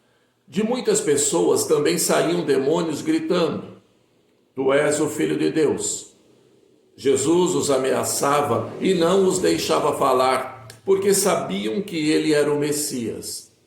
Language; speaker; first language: Portuguese; native; Portuguese